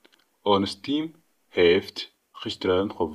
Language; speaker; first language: Dutch; non-native, fluent; Tigrinya